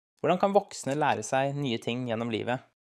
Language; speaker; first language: Norwegian; native; Norwegian